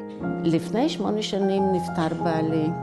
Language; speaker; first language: Hebrew; early bilingual, other home language; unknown